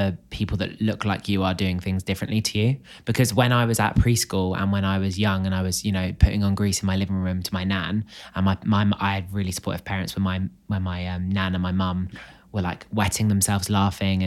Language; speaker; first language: English; native; English